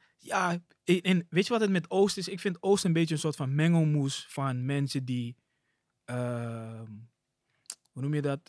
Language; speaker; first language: Dutch; early bilingual, other home language; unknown